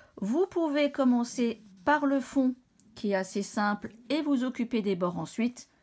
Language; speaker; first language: French; native; French